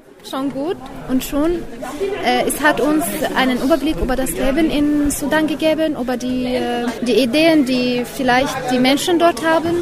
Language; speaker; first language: German; non-native, fluent; Arabic